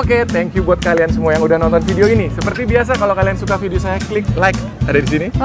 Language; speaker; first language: Indonesian; non-native, fluent; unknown